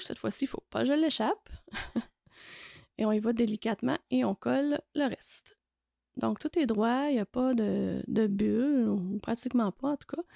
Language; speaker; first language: French; native; French